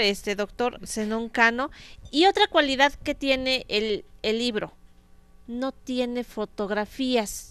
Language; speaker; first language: Spanish; native; Spanish